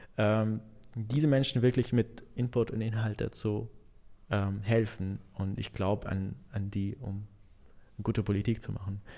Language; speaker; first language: German; non-native, fluent; Arabic